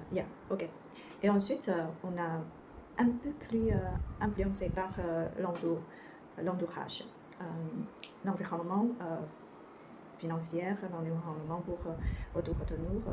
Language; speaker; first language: French; non-native, learner; Chinese